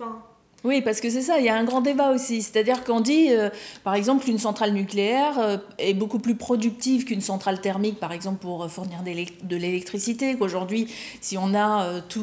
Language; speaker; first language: French; native; French